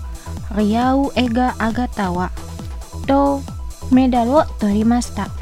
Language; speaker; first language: Japanese; non-native, fluent; Indonesian